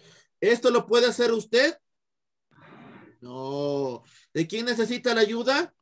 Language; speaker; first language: Spanish; native; Spanish